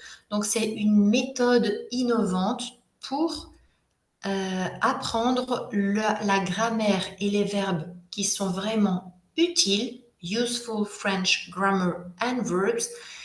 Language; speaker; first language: French; native; French